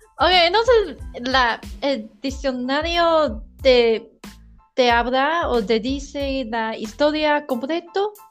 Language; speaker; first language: Spanish; non-native, learner; Chinese